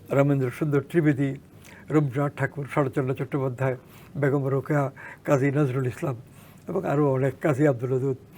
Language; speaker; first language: Bangla; native; Bangla